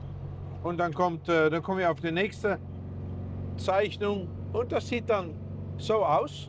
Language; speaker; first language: German; native; German